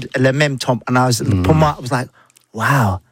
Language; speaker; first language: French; non-native, learner; English